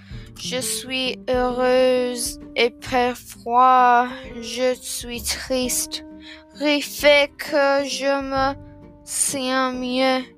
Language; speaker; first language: French; non-native, learner; English